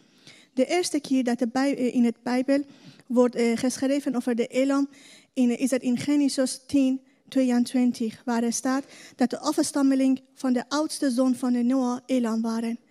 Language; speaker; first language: Dutch; non-native, learner; Persian